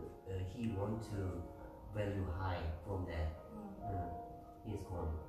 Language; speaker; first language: English; non-native, learner; Korean